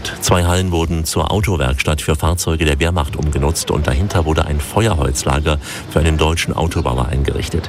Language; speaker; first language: German; native; German